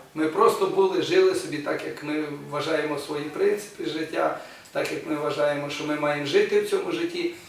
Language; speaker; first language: Ukrainian; non-native, local second language; Russian